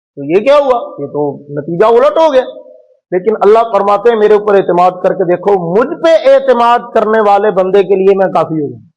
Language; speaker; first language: Urdu; non-native, local second language; Punjabi